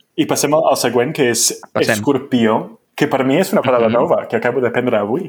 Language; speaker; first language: Catalan; non-native, fluent; English